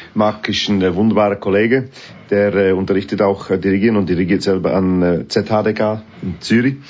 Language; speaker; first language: German; non-native, fluent; English